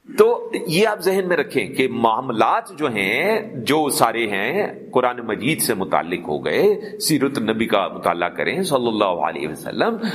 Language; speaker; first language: Urdu; non-native, local second language; Punjabi